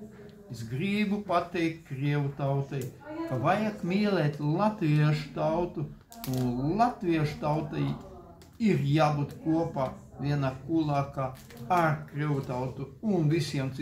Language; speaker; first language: Latvian; non-native, local second language; Russian